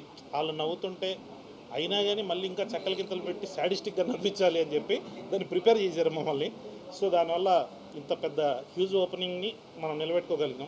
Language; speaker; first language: Telugu; native; Telugu